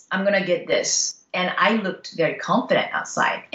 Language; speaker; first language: English; non-native, fluent; Japanese